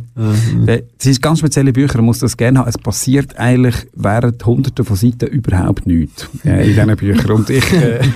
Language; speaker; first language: German; native; German